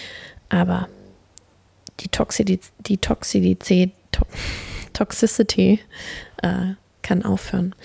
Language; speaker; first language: German; native; German